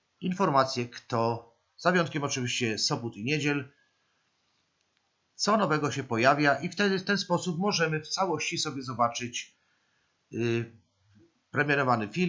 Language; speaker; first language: Polish; native; Polish